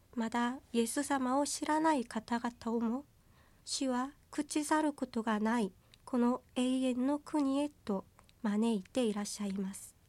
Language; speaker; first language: Japanese; non-native, fluent; Korean